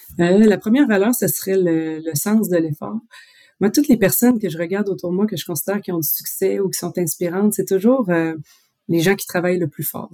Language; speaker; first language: French; native; French